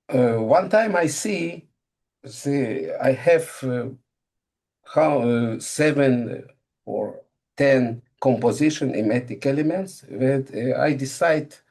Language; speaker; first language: English; non-native, learner; Russian